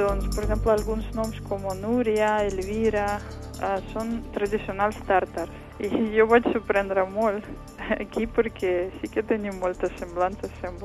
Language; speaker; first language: Catalan; non-native, fluent; Tatar